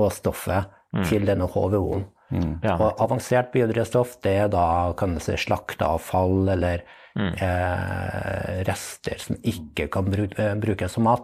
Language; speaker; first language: Norwegian; native; Norwegian